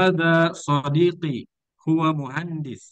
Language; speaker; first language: Arabic; non-native, learner; Indonesian